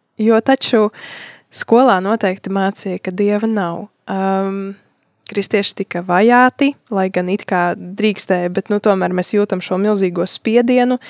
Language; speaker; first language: Latvian; native; Latvian